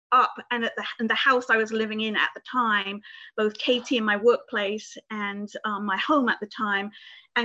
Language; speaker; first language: English; native; English